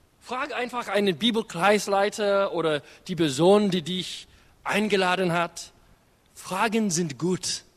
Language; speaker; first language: German; non-native, learner; English